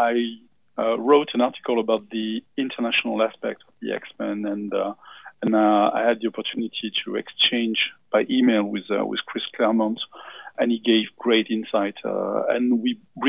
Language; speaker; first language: English; non-native, fluent; French